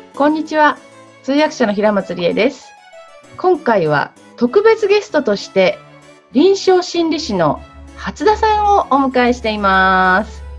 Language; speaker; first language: Japanese; native; Japanese